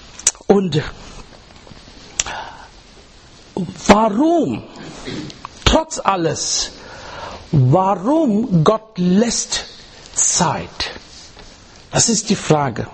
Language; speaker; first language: German; non-native, learner; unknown